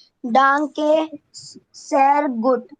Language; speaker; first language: German; non-native, learner; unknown